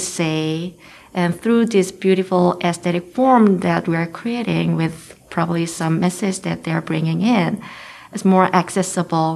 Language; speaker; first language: English; non-native, fluent; Korean